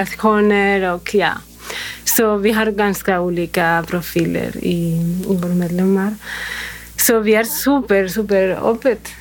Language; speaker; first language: Swedish; non-native, fluent; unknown